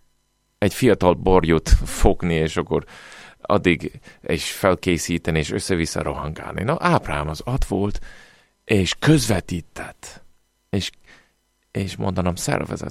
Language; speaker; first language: Hungarian; non-native, fluent; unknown